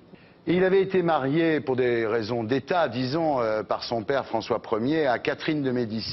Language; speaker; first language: French; native; French